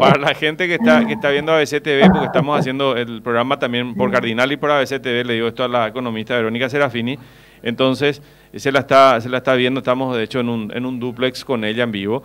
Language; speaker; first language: Spanish; native; Spanish